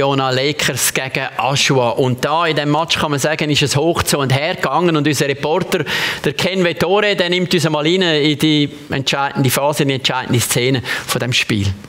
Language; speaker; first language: German; native; German